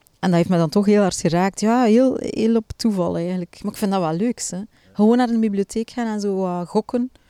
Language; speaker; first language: Dutch; native; Dutch